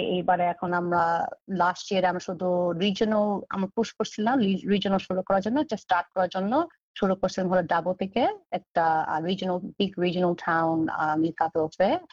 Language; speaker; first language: Bangla; early bilingual, heritage; Bangla